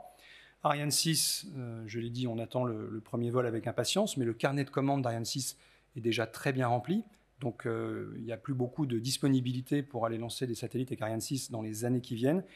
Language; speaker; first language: French; native; French